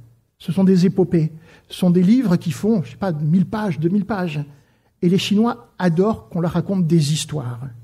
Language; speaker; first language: French; native; French